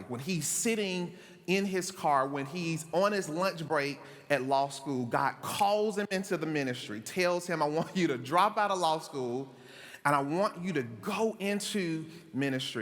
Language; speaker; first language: English; native; English